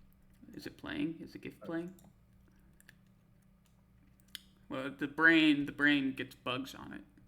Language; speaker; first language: English; native; English